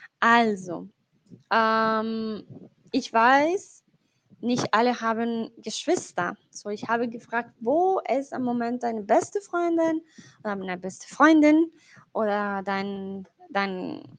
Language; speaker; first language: German; non-native, fluent; Spanish